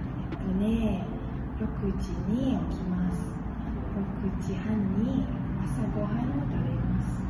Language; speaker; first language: Japanese; non-native, learner; Malay